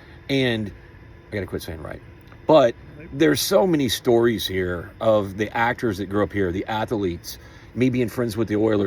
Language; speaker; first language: English; native; English